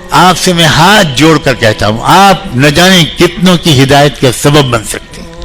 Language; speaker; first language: Urdu; native; Urdu